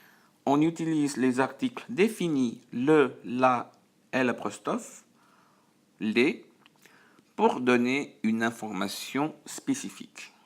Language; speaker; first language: French; non-native, fluent; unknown